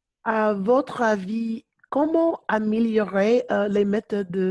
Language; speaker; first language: French; non-native, learner; English